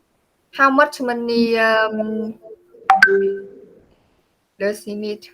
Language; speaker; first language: English; non-native, learner; Vietnamese